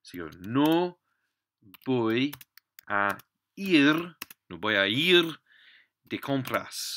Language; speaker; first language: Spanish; non-native, fluent; English